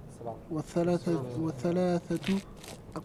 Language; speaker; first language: Arabic; non-native, learner; French